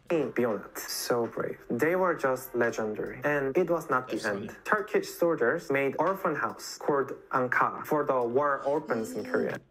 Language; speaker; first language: English; non-native, fluent; Korean